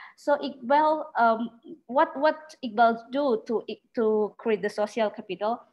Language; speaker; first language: English; non-native, learner; Indonesian